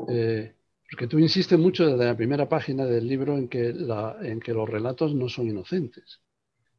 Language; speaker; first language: Spanish; native; Spanish